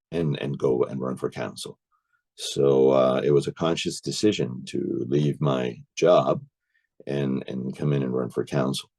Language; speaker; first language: English; native; English